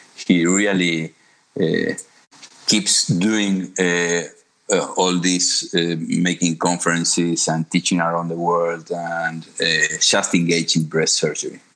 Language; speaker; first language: English; non-native, fluent; Spanish